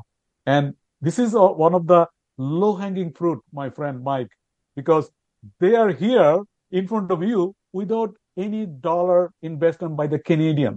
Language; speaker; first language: English; non-native, local second language; Bangla